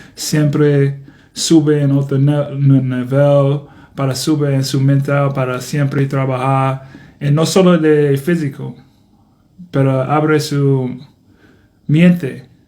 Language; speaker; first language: Spanish; non-native, learner; English